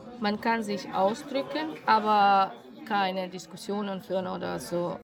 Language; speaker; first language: German; non-native, fluent; Russian